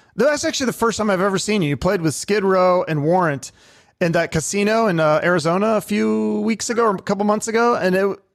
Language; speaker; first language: English; native; English